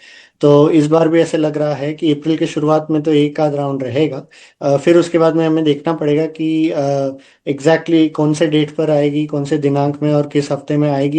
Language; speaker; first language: Hindi; non-native, local second language; Gujarati